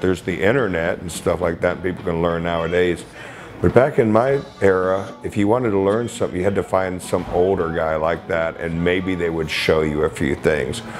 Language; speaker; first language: English; native; English